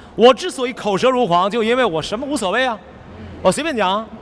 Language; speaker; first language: Chinese; native; Chinese